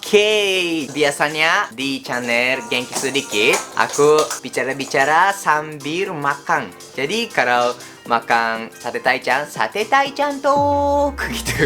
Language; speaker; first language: Indonesian; non-native, learner; Japanese